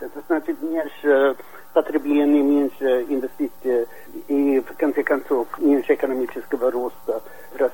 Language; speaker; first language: Russian; non-native, fluent; Swedish